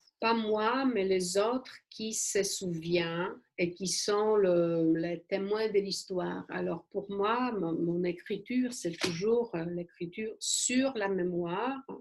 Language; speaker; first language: French; non-native, fluent; Polish